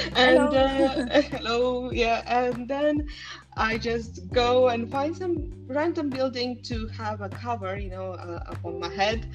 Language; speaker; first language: English; non-native, fluent; Estonian